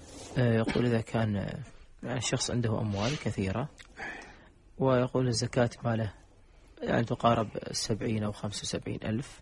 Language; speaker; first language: Arabic; native; Arabic